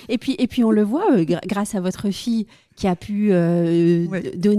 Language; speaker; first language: French; native; French